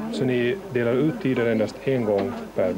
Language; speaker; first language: Swedish; native; Swedish